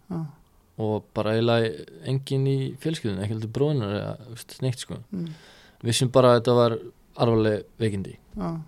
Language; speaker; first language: Icelandic; early bilingual, other home language; Serbian